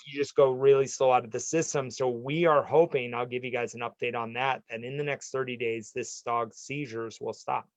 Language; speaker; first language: English; native; English